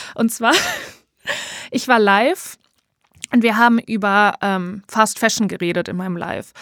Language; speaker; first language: German; native; German